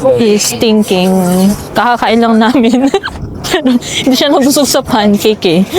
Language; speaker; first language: Filipino; native; Filipino